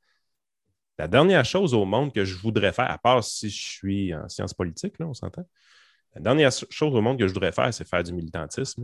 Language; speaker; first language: French; native; French